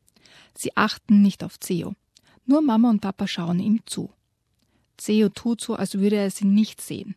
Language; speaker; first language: German; native; German